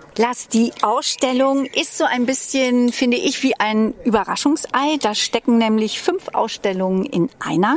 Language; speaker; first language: German; native; German